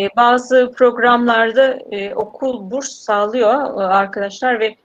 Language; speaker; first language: Turkish; native; Turkish